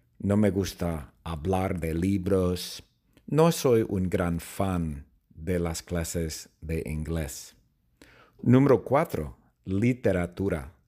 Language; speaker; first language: Spanish; non-native, fluent; English